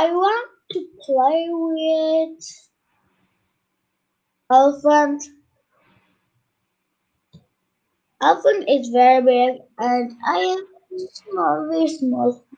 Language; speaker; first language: English; non-native, learner; Turkish